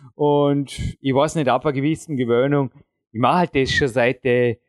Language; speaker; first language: German; native; German